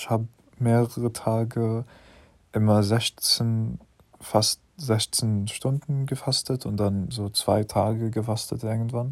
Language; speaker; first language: German; non-native, learner; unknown